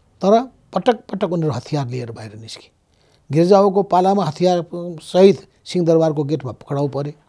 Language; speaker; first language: Nepali; native; Nepali